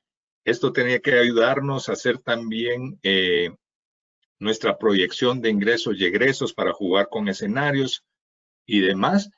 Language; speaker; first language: Spanish; native; Spanish